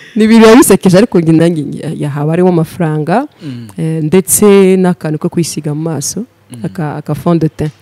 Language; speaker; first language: Kinyarwanda; early bilingual, heritage; Kinyarwanda